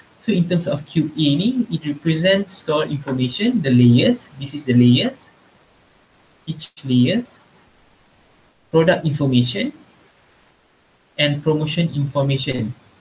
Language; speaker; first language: English; non-native, local second language; Malay